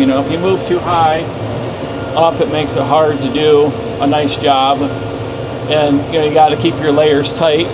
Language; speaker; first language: English; native; English